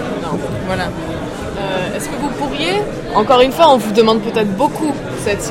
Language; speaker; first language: French; native; French